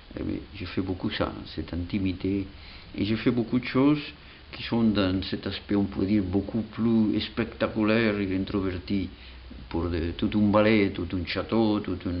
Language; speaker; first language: French; non-native, fluent; Catalan